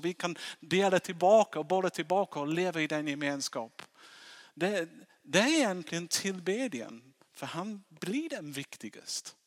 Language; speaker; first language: Swedish; non-native, fluent; English